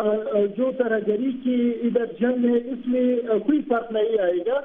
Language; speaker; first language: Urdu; non-native, fluent; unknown